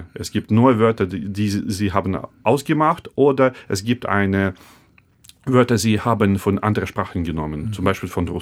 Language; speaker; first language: German; non-native, fluent; Russian